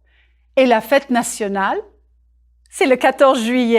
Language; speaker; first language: French; non-native, fluent; English